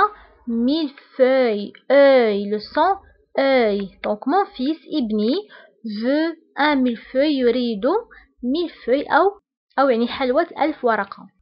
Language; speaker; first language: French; non-native, local second language; Arabic